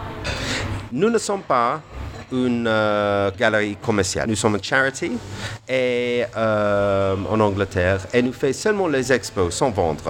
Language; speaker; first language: French; non-native, fluent; English